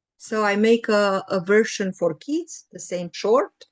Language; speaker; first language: English; non-native, learner; Romanian